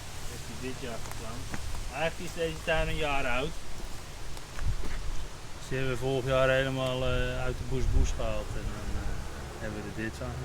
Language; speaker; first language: Dutch; native; Dutch